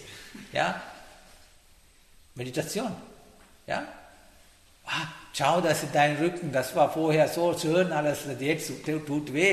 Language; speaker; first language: German; non-native, fluent; Sinhala